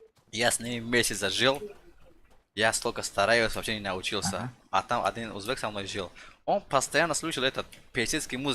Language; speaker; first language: Russian; non-native, local second language; Tajik